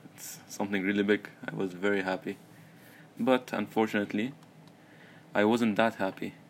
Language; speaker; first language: English; early bilingual, other home language; Arabic